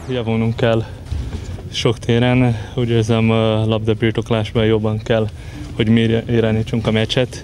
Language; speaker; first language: Hungarian; non-native, fluent; Portuguese